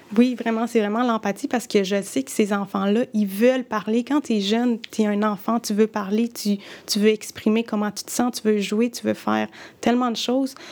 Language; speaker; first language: French; early bilingual, other home language; Spanish